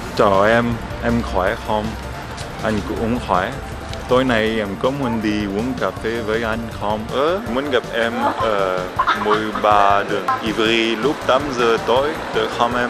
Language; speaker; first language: Vietnamese; non-native, learner; French